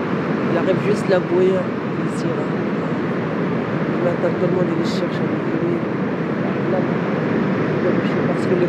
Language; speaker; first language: French; non-native, learner; Arabic